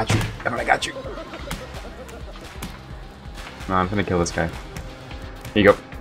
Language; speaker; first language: English; native; English